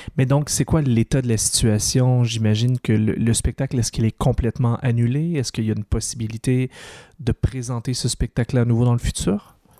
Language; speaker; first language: French; native; French